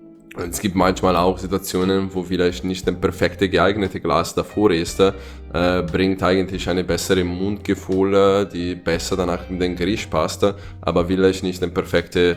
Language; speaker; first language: German; non-native, fluent; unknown